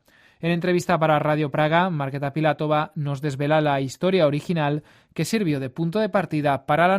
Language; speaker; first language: Spanish; native; Spanish